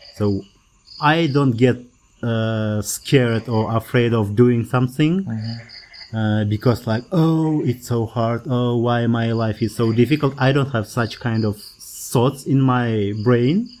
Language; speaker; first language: English; non-native, fluent; Kazakh